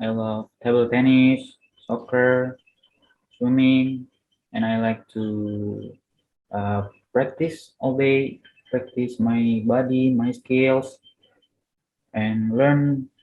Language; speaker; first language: English; non-native, learner; Indonesian